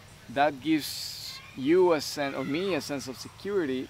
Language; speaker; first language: English; non-native, fluent; Spanish